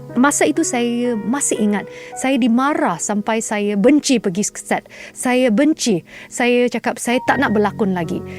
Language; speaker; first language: Malay; non-native, local second language; Chinese